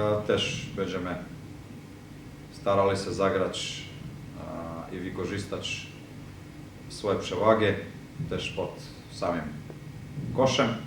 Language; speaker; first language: Polish; non-native, fluent; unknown